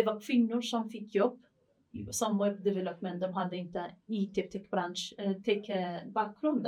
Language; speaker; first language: Swedish; non-native, fluent; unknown